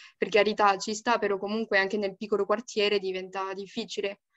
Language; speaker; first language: Italian; non-native, fluent; French